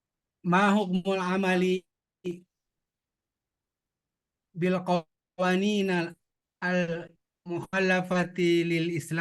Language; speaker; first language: Arabic; non-native, learner; Indonesian